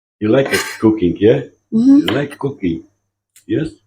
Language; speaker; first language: English; non-native, learner; Polish